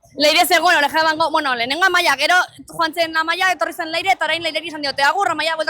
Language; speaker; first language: Basque; native; Basque